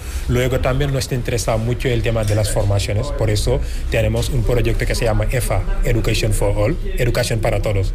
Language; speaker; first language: Spanish; non-native, fluent; Wolof